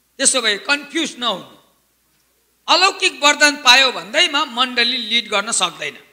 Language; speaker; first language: Nepali; native; Nepali